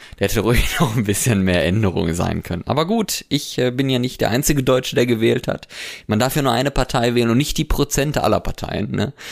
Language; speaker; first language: German; native; German